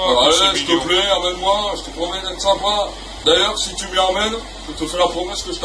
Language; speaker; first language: French; native; French